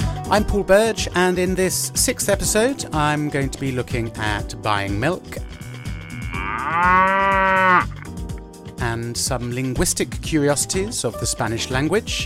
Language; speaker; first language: English; native; English